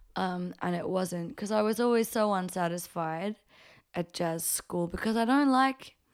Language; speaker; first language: English; early bilingual, other home language; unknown